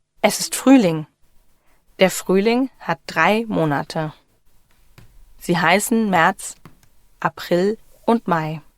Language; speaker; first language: German; non-native, fluent; Ukrainian